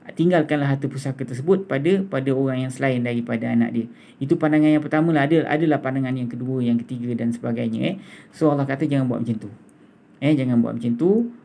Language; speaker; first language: Malay; native; Malay